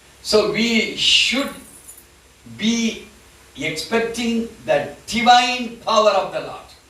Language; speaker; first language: English; non-native, local second language; Tamil